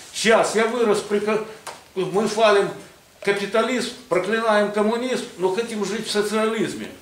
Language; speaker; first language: Ukrainian; non-native, local second language; Russian